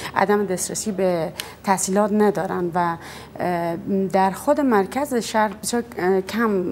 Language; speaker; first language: Persian; native; Persian